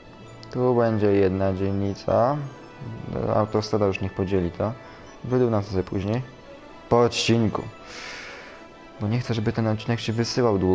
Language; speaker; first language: Polish; native; Polish